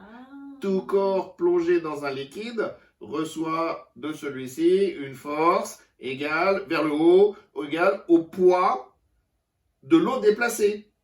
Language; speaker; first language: French; native; French